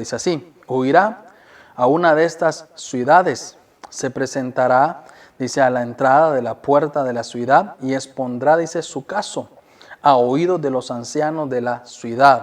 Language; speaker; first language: Spanish; native; Spanish